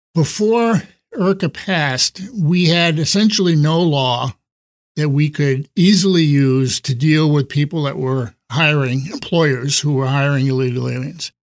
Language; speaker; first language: English; native; English